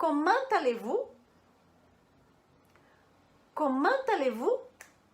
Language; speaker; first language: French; non-native, fluent; Portuguese